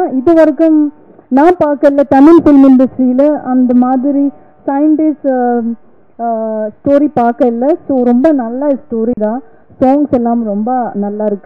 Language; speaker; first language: Tamil; non-native, learner; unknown